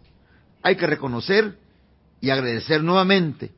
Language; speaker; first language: Spanish; native; Spanish